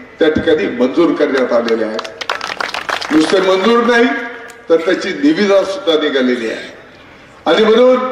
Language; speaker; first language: Marathi; native; Marathi